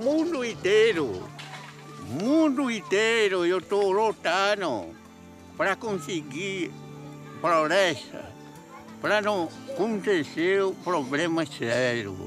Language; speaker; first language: Portuguese; non-native, local second language; Kayapó